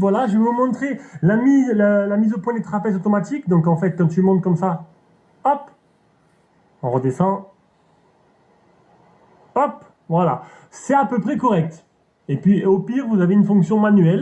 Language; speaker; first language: French; native; French